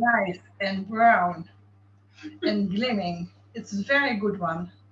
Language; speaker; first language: English; non-native, learner; Dutch